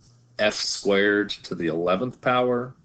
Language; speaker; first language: English; native; English